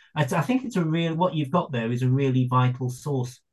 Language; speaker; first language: English; native; English